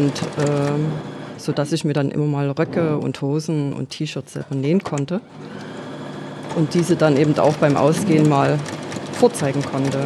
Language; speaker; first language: German; native; German